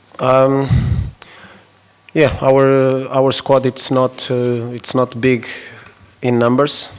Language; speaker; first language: English; non-native, fluent; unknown